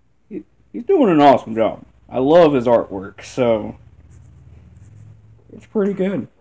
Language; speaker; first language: English; native; English